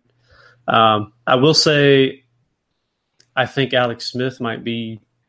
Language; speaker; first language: English; native; English